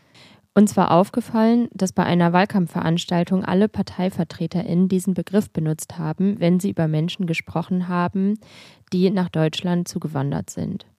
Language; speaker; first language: German; native; German